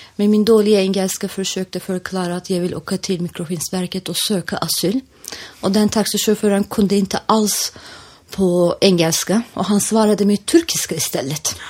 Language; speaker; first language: Swedish; non-native, fluent; Turkish